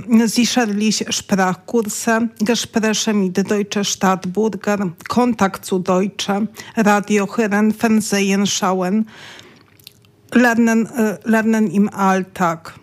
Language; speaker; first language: German; non-native, learner; Polish